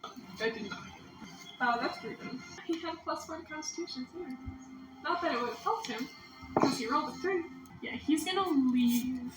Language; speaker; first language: English; native; English